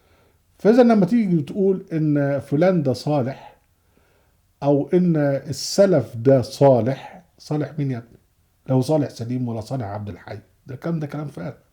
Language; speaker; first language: Arabic; native; Arabic